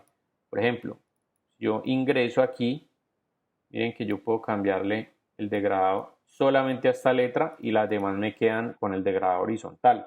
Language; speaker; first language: Spanish; native; Spanish